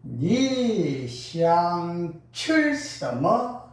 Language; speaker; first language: Chinese; non-native, learner; Korean